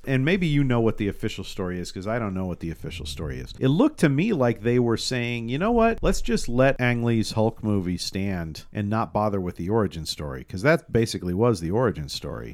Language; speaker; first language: English; native; English